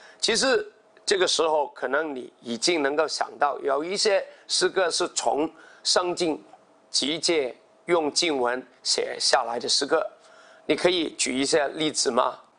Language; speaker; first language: Chinese; non-native, local second language; Cantonese